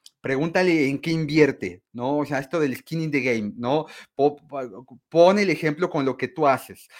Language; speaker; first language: Spanish; native; Spanish